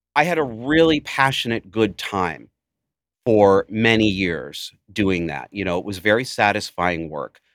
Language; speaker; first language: English; native; English